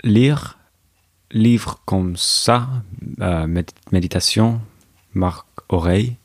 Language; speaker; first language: French; non-native, learner; English